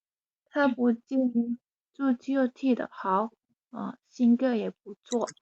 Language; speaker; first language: Chinese; non-native, learner; Indonesian